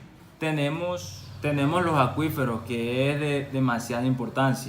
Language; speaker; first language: Spanish; native; Spanish